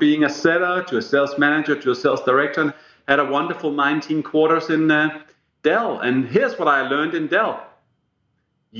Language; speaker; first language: English; non-native, fluent; Danish